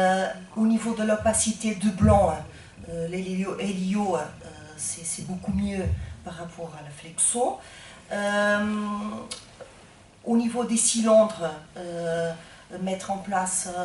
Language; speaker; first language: French; non-native, fluent; Portuguese